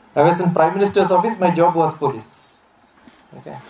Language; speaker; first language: English; non-native, local second language; Malayalam